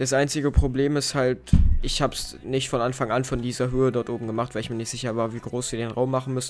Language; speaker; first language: German; native; German